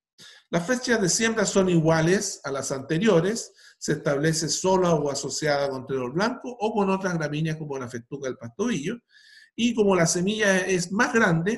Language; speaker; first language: Spanish; native; Spanish